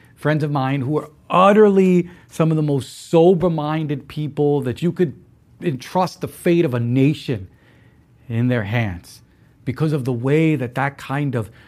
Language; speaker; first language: English; early bilingual, other home language; Spanish